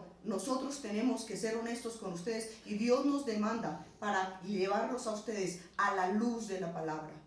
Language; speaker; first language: Spanish; native; Spanish